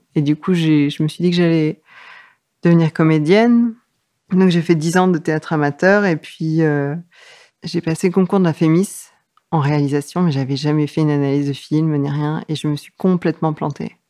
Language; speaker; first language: French; native; French